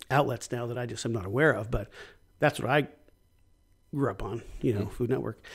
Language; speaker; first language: English; native; English